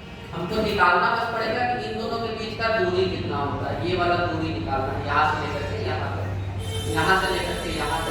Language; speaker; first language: Hindi; native; Hindi